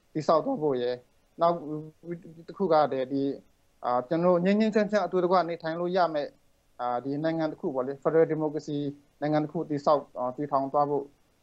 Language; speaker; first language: Burmese; non-native, local second language; Shwe Palaung